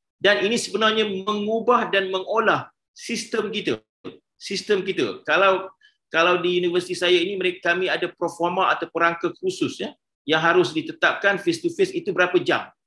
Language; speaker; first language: Malay; native; Malay